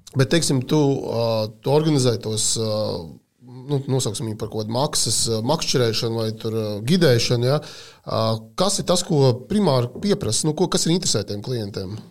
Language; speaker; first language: Latvian; native; Latvian